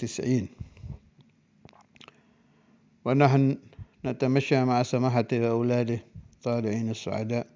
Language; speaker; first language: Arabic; non-native, fluent; Indonesian